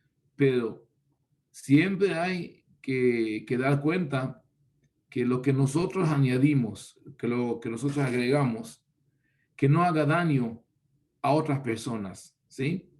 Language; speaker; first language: Spanish; non-native, fluent; Hebrew